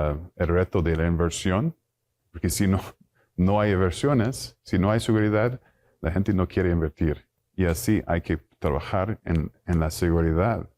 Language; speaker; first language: Spanish; non-native, fluent; English